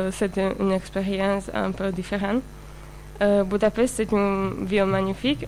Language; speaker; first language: French; non-native, fluent; Slovak